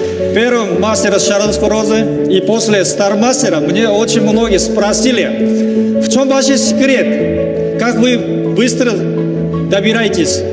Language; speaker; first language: Russian; non-native, learner; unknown